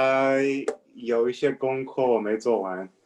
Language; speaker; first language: Chinese; non-native, learner; English